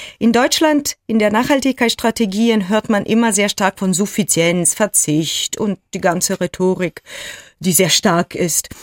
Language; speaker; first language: German; non-native, fluent; Italian